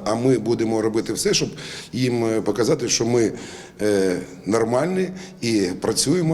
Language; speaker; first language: Ukrainian; non-native, local second language; Russian